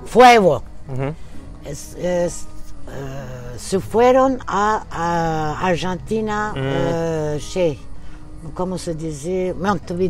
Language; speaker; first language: Spanish; early bilingual, heritage; Turkish